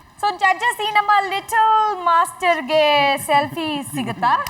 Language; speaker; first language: Kannada; native; Kannada